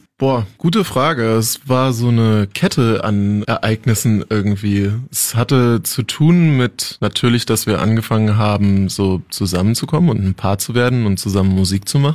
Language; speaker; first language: German; native; German